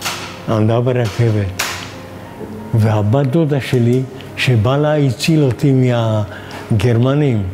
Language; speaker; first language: Hebrew; non-native, fluent; Hungarian